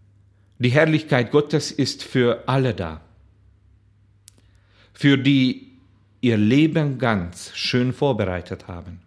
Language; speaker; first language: German; non-native, fluent; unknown